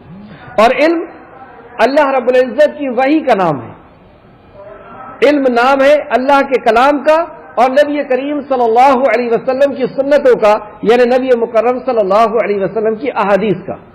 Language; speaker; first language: Urdu; native; Urdu